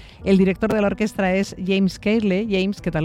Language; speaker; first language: Spanish; native; Spanish